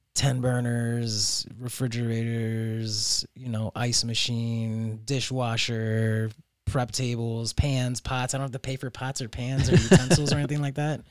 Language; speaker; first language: English; native; English